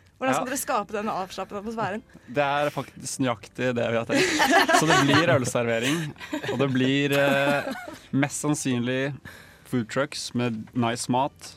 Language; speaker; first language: Norwegian; native; Norwegian